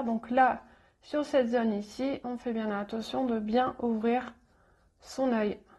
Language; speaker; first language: French; native; French